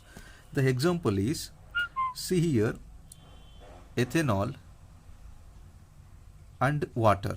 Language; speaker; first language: English; non-native, local second language; Kannada